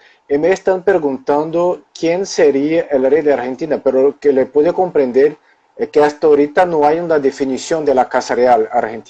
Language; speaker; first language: Spanish; non-native, local second language; Portuguese